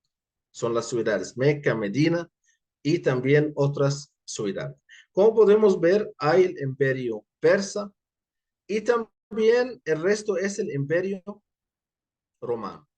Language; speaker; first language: Spanish; non-native, fluent; Arabic